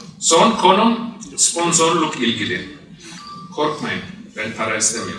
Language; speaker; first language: Turkish; non-native, fluent; German